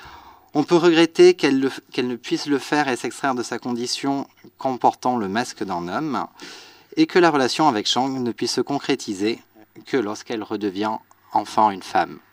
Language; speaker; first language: French; native; French